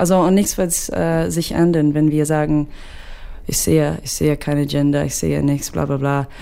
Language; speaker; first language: German; non-native, fluent; English